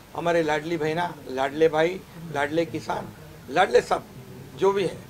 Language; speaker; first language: Hindi; non-native, local second language; Marathi